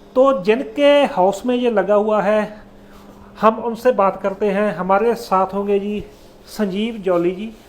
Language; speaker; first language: Hindi; native; Hindi